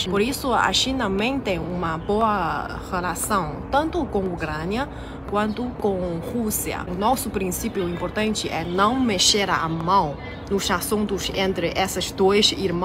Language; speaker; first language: Portuguese; non-native, fluent; Chinese